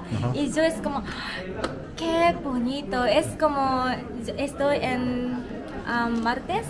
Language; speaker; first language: Spanish; non-native, learner; Japanese